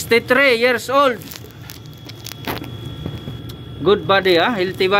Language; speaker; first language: English; non-native, learner; Filipino